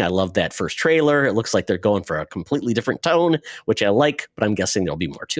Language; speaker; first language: English; native; English